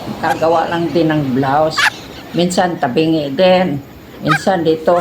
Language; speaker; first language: Filipino; non-native, local second language; Cebuano